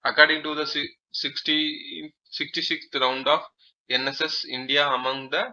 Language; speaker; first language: English; non-native, local second language; Tamil